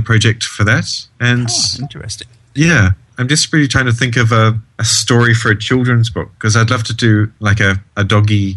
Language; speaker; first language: English; native; English